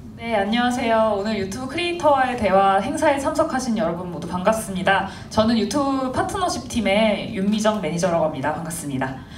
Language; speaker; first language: Korean; native; Korean